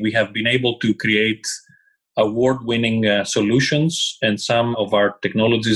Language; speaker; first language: English; non-native, fluent; Greek